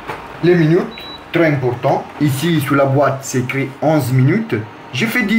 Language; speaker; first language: French; non-native, learner; Italian